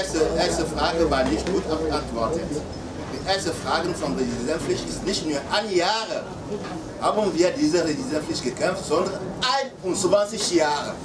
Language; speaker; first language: German; non-native, learner; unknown